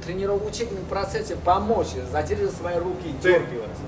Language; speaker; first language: Russian; non-native, learner; Chinese